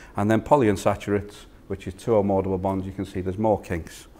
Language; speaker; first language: English; native; English